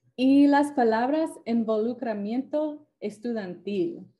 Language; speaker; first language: Spanish; non-native, fluent; English